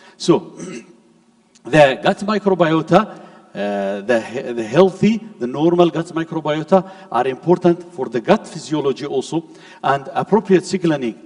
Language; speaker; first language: English; non-native, fluent; Arabic